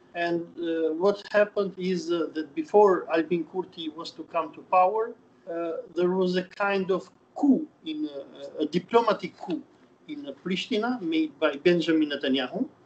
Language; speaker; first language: English; non-native, fluent; Albanian